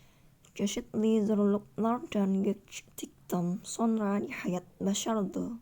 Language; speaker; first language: Turkish; non-native, learner; Indonesian